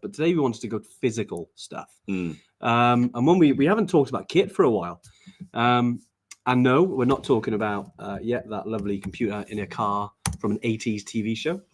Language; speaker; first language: English; native; English